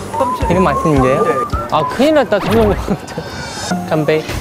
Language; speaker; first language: Korean; non-native, fluent; Chinese